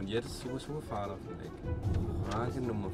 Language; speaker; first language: German; non-native, learner; Danish